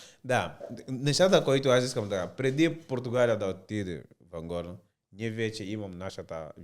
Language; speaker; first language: Bulgarian; non-native, learner; Portuguese